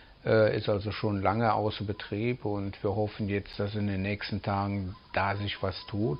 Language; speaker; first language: German; native; German